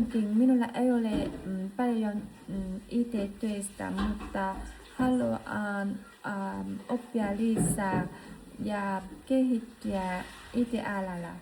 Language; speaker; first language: Finnish; non-native, learner; Vietnamese